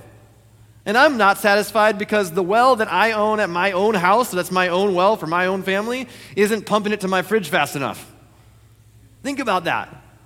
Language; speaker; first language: English; native; English